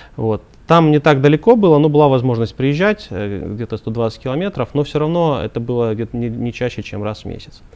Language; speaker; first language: Russian; native; Russian